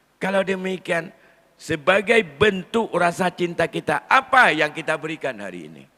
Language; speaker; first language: Malay; non-native, local second language; Achinese